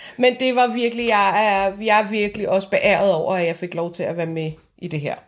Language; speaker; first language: Danish; non-native, fluent; Persian